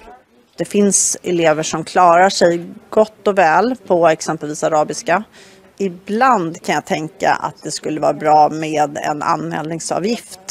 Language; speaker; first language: Swedish; native; Swedish